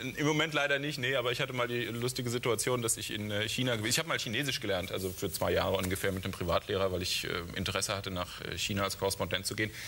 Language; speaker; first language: German; native; German